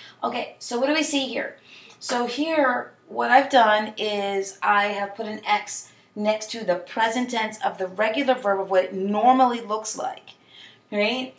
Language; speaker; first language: English; native; English